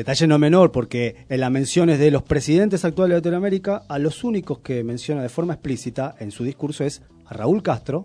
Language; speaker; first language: Spanish; native; Spanish